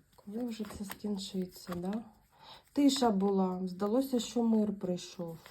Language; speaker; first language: Ukrainian; native; Ukrainian